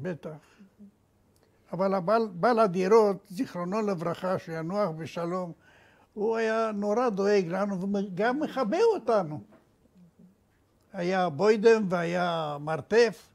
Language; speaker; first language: Hebrew; non-native, fluent; Romanian